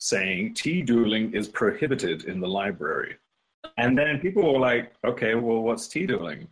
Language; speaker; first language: English; native; English